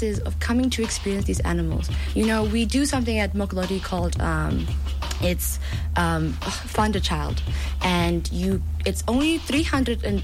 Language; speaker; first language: English; native; English